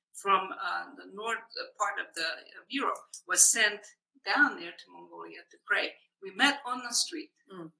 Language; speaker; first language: English; non-native, fluent; Hungarian